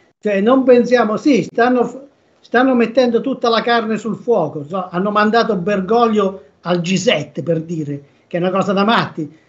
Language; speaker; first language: Italian; native; Italian